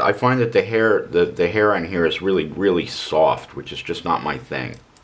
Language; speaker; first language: English; native; English